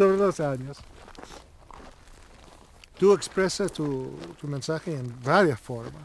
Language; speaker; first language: Spanish; non-native, learner; English